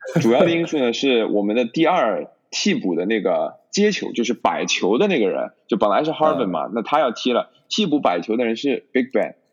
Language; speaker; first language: Chinese; native; Chinese